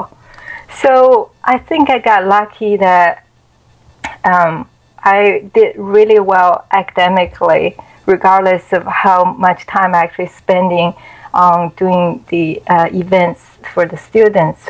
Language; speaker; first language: English; non-native, fluent; Chinese